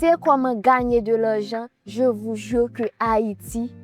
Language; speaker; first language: French; non-native, local second language; Haitian Creole